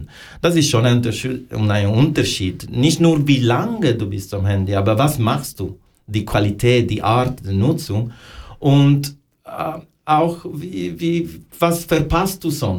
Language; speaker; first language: German; non-native, fluent; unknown